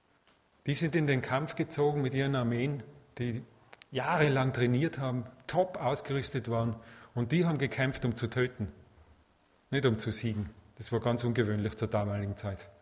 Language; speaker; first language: German; native; German